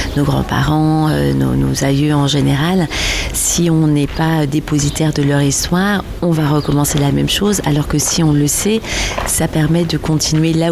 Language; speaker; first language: French; native; French